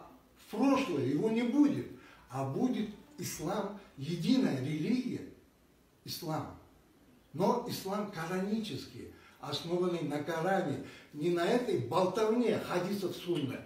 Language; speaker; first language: Russian; non-native, local second language; Uzbek